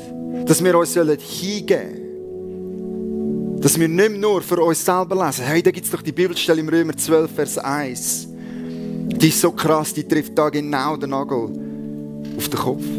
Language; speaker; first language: German; native; German